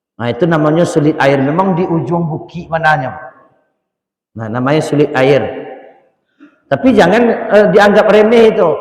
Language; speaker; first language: Malay; non-native, local second language; Minangkabau